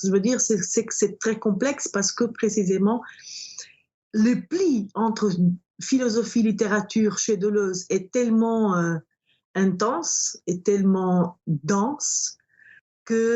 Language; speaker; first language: French; non-native, fluent; Portuguese